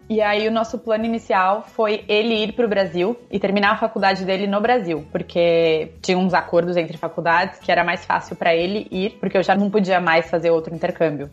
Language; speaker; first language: Portuguese; native; Portuguese